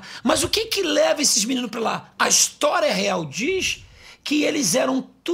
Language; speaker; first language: Portuguese; native; Portuguese